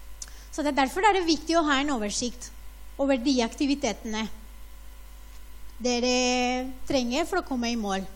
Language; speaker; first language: Norwegian; non-native, fluent; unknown